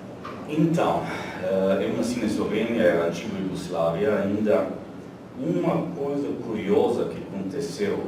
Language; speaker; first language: Portuguese; non-native, fluent; Slovenian